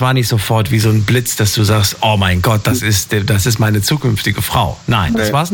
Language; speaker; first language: German; native; German